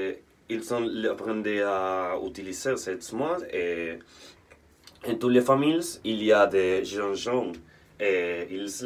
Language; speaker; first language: French; non-native, learner; Spanish